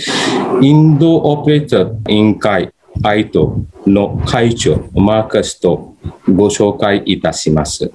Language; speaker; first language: Japanese; non-native, fluent; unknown